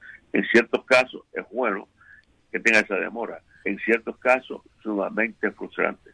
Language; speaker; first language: Spanish; native; Spanish